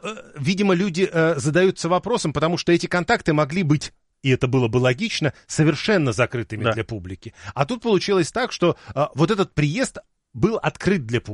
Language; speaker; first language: Russian; native; Russian